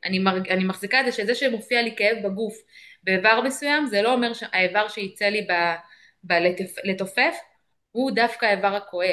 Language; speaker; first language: Hebrew; native; Hebrew